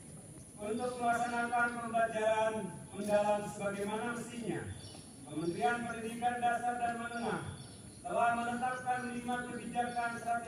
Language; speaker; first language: Indonesian; native; Indonesian